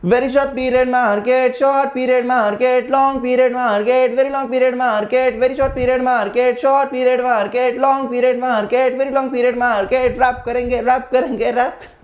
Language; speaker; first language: Hindi; non-native, local second language; Marathi